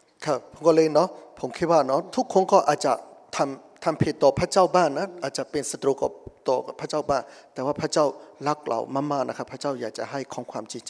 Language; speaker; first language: Thai; non-native, fluent; Burmese